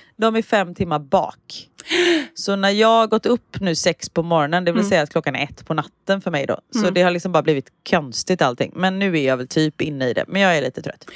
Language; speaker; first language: Swedish; native; Swedish